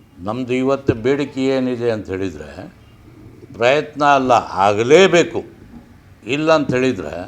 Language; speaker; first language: Kannada; non-native, local second language; Urdu